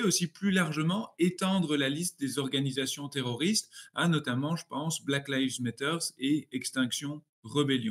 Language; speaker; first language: French; native; French